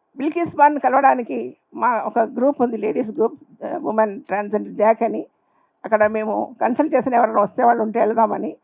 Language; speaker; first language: Telugu; non-native, local second language; Urdu